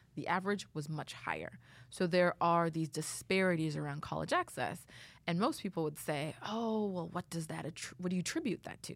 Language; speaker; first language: English; native; English